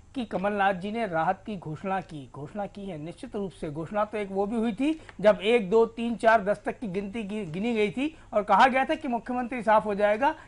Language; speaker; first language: Hindi; native; Hindi